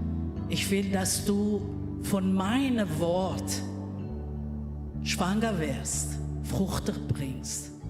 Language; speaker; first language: German; non-native, learner; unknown